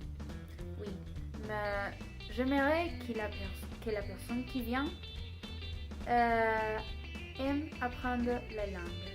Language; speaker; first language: French; non-native, learner; Spanish